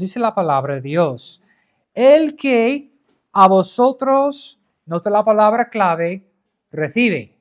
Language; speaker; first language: Spanish; non-native, fluent; English